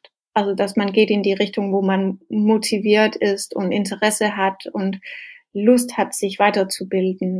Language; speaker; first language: German; non-native, fluent; Danish